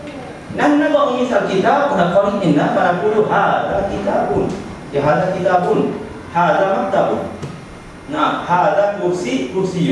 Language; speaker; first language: Arabic; non-native, learner; Malay